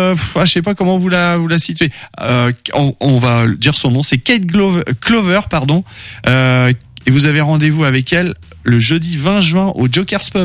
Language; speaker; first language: French; native; French